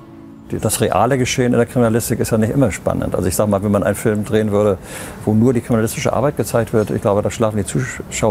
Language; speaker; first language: German; native; German